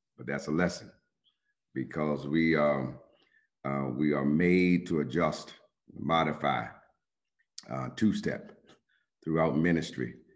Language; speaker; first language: English; native; English